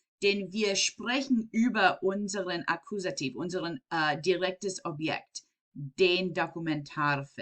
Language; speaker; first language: German; non-native, fluent; English